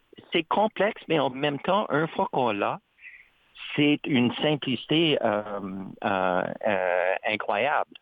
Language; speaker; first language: French; native; French